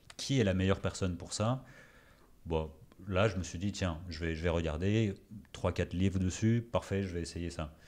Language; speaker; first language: French; early bilingual, other home language; Greek